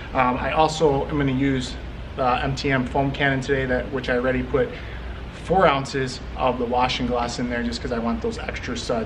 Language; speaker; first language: English; native; English